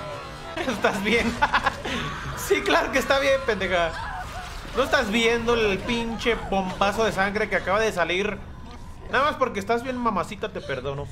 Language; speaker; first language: Spanish; native; Spanish